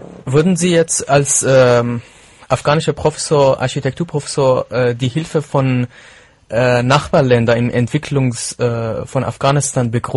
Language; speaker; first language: German; non-native, fluent; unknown